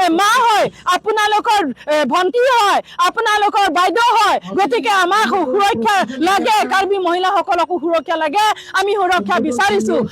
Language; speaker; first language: Assamese; non-native, local second language; Karbi